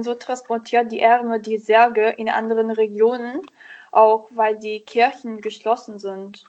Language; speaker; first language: German; non-native, learner; Italian